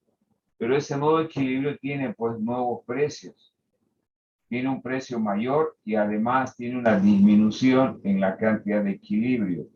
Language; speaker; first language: Spanish; native; Spanish